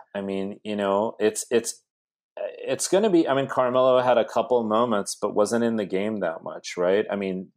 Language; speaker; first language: English; native; English